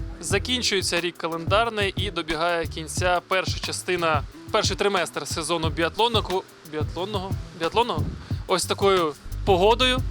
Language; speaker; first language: Ukrainian; native; Ukrainian